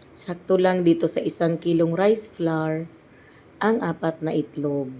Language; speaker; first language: Filipino; native; Filipino